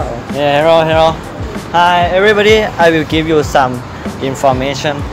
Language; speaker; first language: English; non-native, learner; Thai